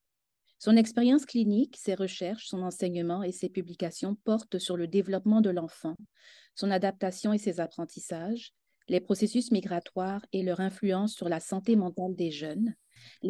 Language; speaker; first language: French; native; French